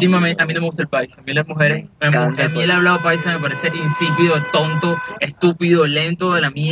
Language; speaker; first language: Spanish; native; Spanish